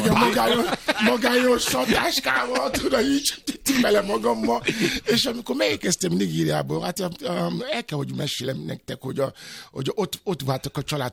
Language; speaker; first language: Hungarian; non-native, fluent; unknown